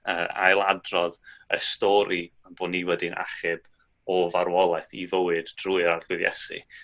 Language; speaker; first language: Welsh; native; Welsh